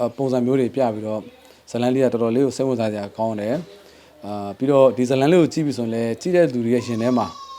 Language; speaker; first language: Burmese; native; Burmese